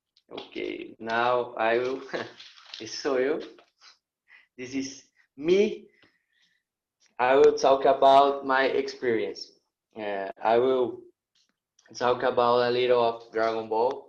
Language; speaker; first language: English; non-native, learner; Portuguese